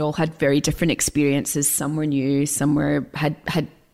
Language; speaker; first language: English; native; English